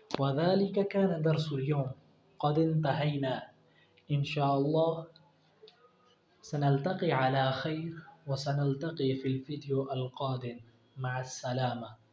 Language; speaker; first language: Arabic; non-native, fluent; Urdu